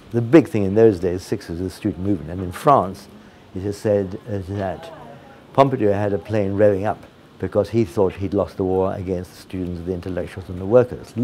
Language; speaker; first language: English; non-native, fluent; Italian